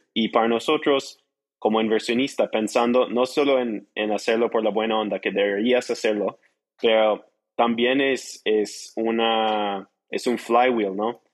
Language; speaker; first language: Spanish; non-native, fluent; English